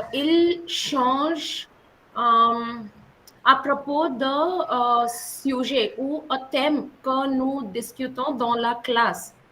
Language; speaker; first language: French; non-native, learner; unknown